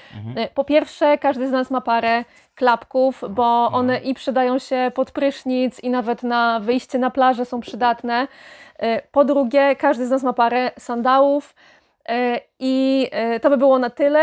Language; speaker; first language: Polish; native; Polish